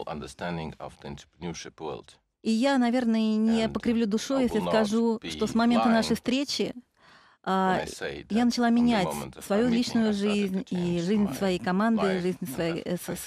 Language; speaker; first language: Russian; native; Russian